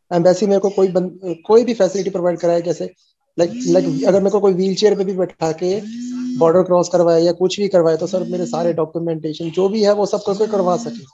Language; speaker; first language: Hindi; native; Hindi